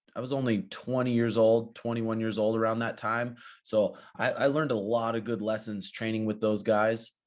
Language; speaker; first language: English; native; English